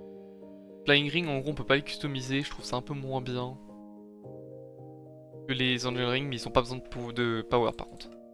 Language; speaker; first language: French; native; French